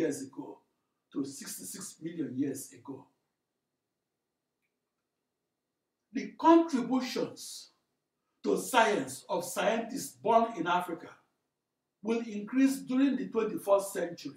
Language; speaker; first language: English; non-native, local second language; Igbo